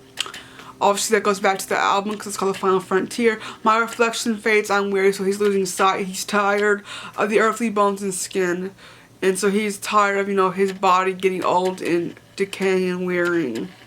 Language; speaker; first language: English; native; English